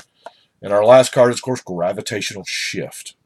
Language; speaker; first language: English; native; English